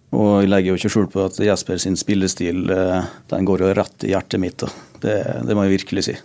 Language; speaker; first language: Norwegian; native; Norwegian